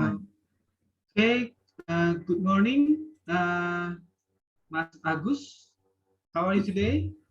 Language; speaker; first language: English; non-native, learner; Indonesian